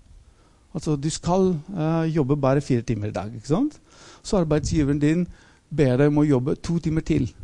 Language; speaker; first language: Norwegian; non-native, fluent; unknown